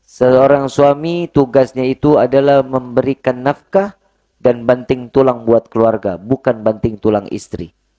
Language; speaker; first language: Indonesian; native; Indonesian